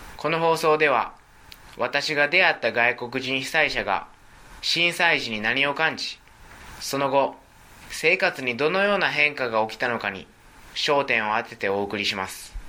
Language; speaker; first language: Japanese; native; Japanese